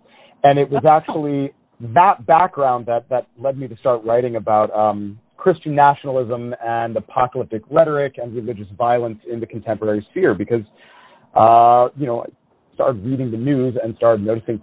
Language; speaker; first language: English; native; English